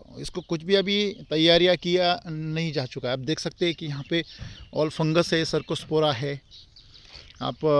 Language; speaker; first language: Hindi; non-native, local second language; Marathi